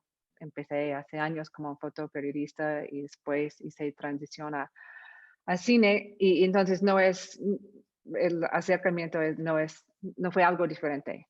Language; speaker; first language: Spanish; non-native, fluent; English